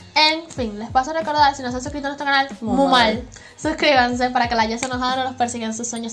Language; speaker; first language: Spanish; native; Spanish